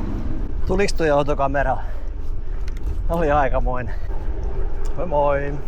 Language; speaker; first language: Finnish; native; Finnish